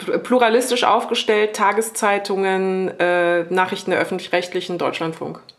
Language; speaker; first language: German; native; German